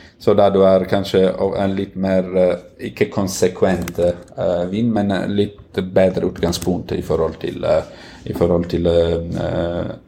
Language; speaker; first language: Norwegian; non-native, fluent; Italian